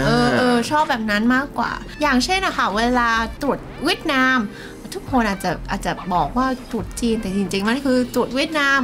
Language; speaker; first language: Thai; non-native, fluent; Vietnamese